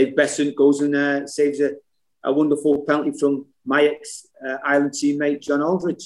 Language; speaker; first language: English; native; English